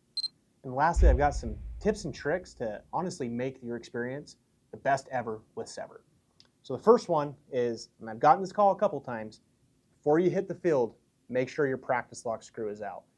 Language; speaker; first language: English; native; English